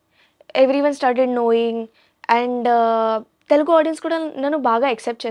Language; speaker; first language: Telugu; non-native, learner; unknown